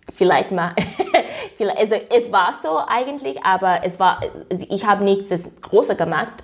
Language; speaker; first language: German; non-native, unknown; English